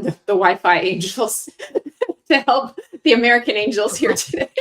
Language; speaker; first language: English; native; English